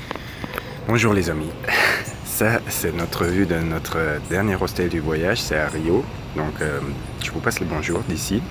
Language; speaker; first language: French; non-native, fluent; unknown